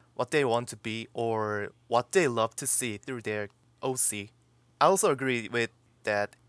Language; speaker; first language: English; non-native, learner; Korean